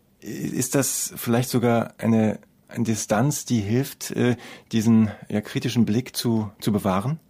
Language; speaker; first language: German; native; German